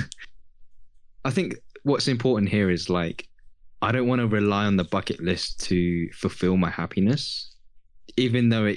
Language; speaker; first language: English; native; English